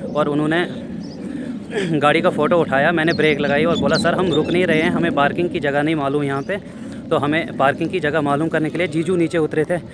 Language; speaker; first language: Hindi; native; Hindi